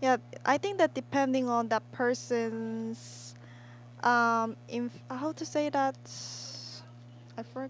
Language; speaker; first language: English; non-native, learner; Korean